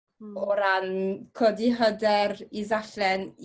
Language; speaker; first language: Welsh; non-native, fluent; French